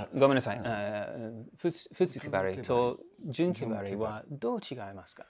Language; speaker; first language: Japanese; non-native, learner; English